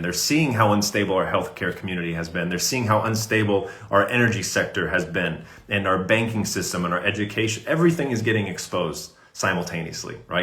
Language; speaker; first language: English; native; English